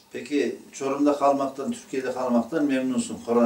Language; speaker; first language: Turkish; native; Turkish